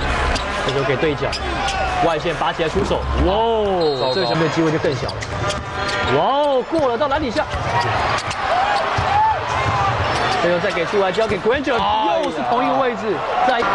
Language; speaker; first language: Chinese; native; Chinese